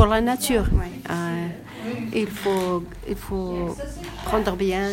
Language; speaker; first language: French; non-native, learner; Arabic